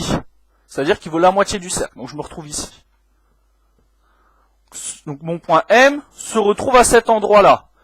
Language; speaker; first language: French; native; French